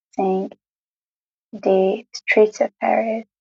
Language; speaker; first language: English; non-native, fluent; Persian